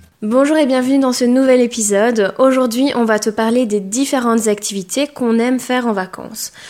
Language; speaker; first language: French; native; French